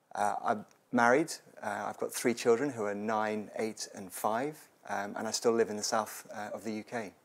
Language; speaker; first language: English; native; English